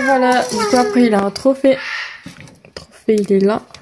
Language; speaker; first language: French; native; French